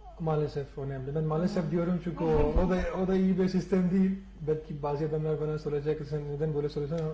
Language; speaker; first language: Turkish; non-native, learner; Urdu